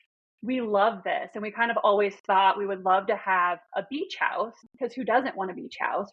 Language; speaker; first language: English; native; English